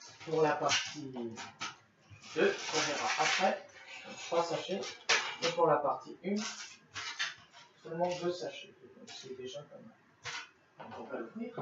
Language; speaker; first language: French; native; French